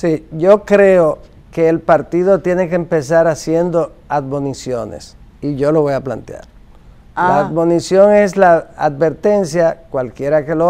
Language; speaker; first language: Spanish; native; Spanish